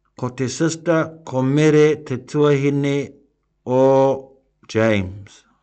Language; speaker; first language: Māori; non-native, local second language; English